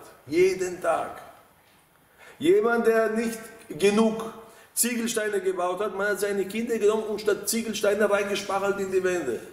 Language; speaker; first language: German; non-native, fluent; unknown